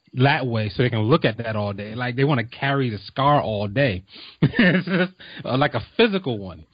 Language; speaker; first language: English; native; English